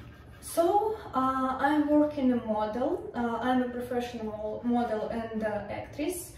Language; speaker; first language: English; non-native, learner; Russian